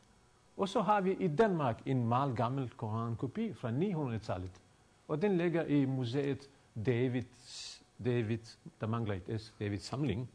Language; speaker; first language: Danish; non-native, fluent; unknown